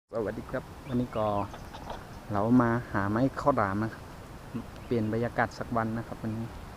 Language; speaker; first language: Thai; native; Thai